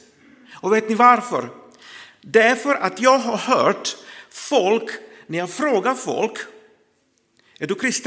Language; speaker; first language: Swedish; non-native, fluent; Croatian